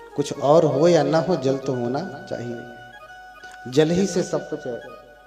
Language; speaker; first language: Hindi; native; Hindi